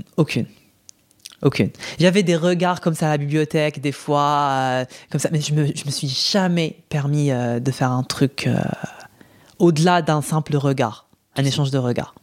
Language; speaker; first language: French; non-native, local second language; Arabic